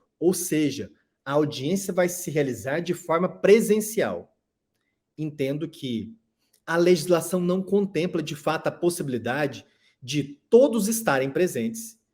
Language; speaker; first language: Portuguese; native; Portuguese